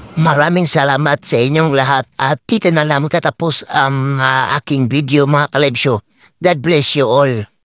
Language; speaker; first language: Filipino; non-native, local second language; Cebuano